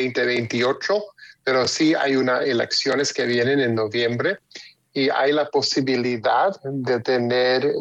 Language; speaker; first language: Spanish; early bilingual, heritage; Spanish